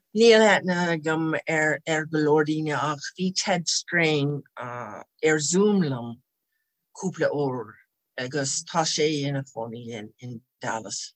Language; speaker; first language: Irish; non-native, learner; English